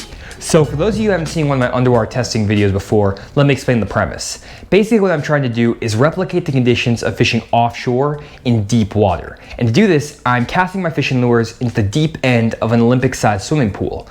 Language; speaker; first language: English; native; English